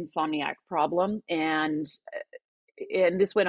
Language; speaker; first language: English; native; English